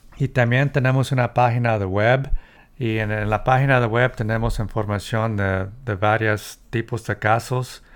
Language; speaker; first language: Spanish; early bilingual, heritage; Spanish